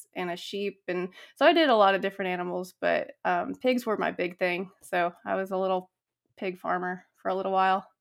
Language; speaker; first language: English; native; English